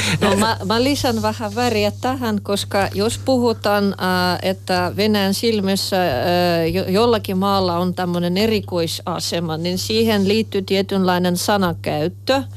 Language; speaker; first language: Finnish; non-native, fluent; Russian